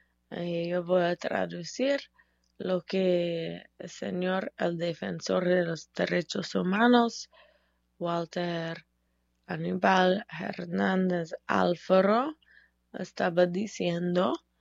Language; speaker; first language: Spanish; non-native, learner; English